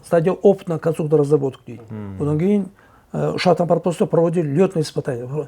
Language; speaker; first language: Russian; non-native, local second language; Kazakh